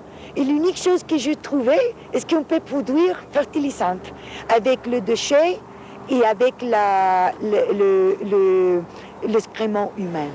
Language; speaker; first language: French; non-native, fluent; Spanish